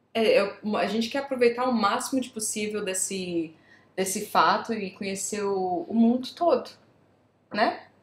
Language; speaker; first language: Portuguese; native; Portuguese